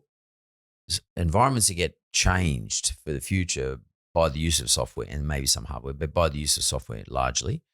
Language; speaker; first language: English; native; English